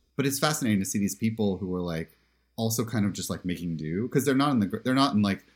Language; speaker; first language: English; native; English